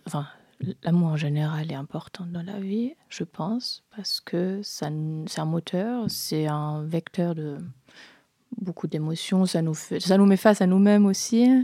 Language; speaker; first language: French; non-native, fluent; German